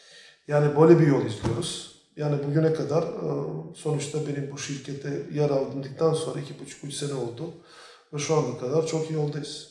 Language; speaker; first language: Turkish; non-native, fluent; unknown